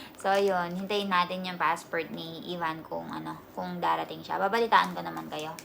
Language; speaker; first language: Filipino; native; Filipino